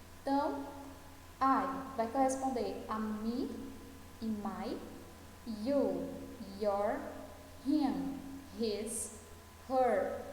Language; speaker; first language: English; non-native, fluent; Portuguese